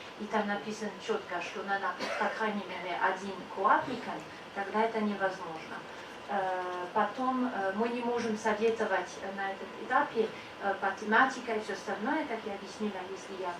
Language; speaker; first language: Russian; non-native, fluent; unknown